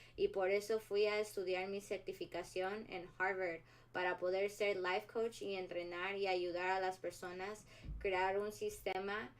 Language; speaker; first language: Spanish; early bilingual, heritage; Spanish